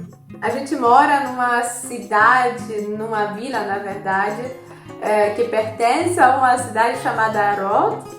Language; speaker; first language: Portuguese; non-native, fluent; Polish